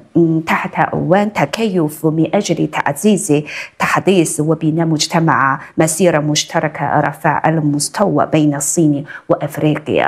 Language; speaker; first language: Arabic; non-native, fluent; Chinese